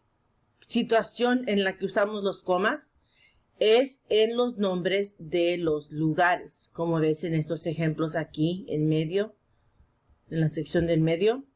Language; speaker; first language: Spanish; early bilingual, heritage; Spanish